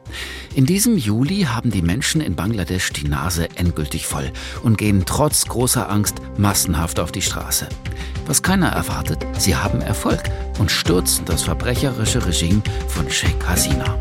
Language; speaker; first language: German; native; German